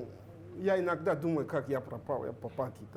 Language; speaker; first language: Russian; non-native, learner; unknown